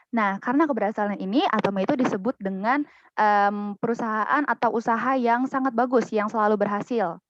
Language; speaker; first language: Indonesian; native; Indonesian